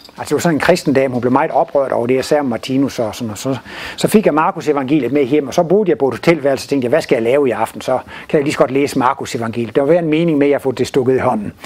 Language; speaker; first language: Danish; native; Danish